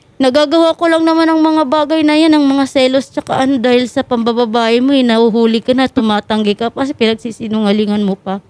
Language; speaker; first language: Filipino; native; Filipino